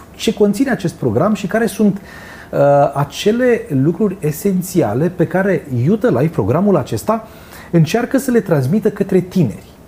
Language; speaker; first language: Romanian; native; Romanian